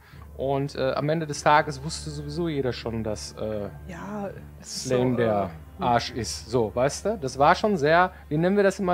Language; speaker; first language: German; native; German